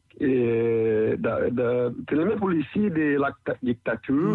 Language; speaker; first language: French; non-native, learner; Portuguese